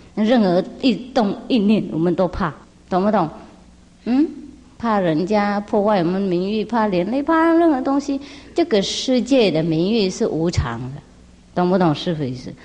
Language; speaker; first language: Chinese; non-native, fluent; Vietnamese